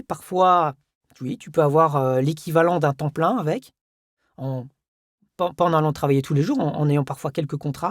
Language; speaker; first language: French; native; French